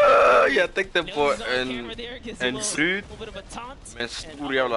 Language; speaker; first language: Swedish; early bilingual, other home language; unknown